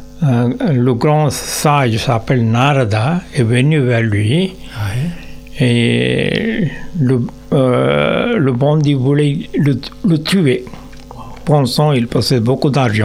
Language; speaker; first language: French; non-native, learner; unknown